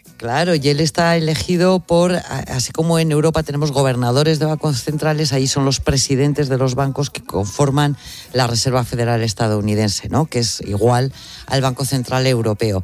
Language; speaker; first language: Spanish; native; Spanish